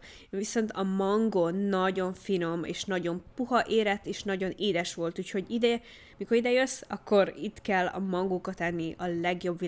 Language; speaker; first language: Hungarian; early bilingual, heritage; Hungarian